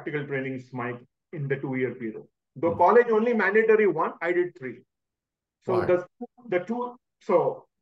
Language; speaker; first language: English; non-native, local second language; Hindi